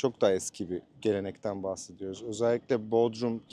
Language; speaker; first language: Turkish; native; Turkish